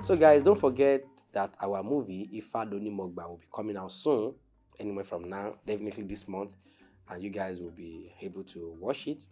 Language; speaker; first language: English; non-native, local second language; Yoruba